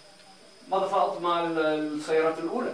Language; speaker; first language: Arabic; non-native, learner; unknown